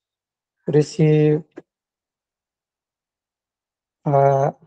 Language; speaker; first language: Portuguese; non-native, local second language; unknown